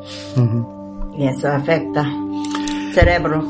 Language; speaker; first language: Spanish; non-native, learner; Ukrainian